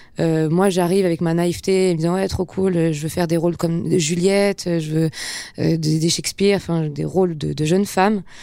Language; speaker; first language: French; native; French